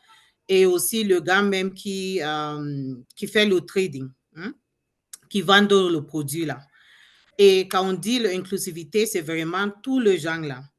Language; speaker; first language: French; non-native, learner; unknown